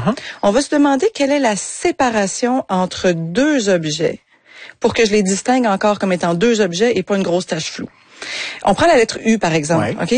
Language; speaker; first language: French; native; French